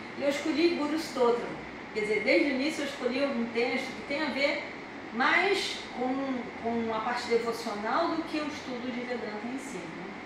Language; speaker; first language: Portuguese; native; Portuguese